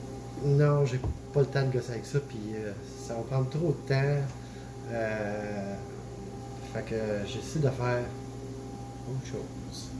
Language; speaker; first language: French; native; French